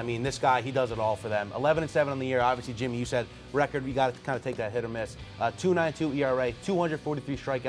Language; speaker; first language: English; native; English